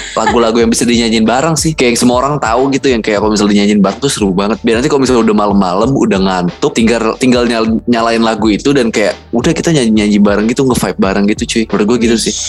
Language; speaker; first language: Indonesian; native; Indonesian